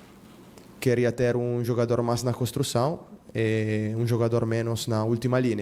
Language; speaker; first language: Portuguese; non-native, fluent; Spanish